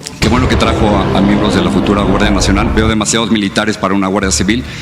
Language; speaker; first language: Spanish; native; Spanish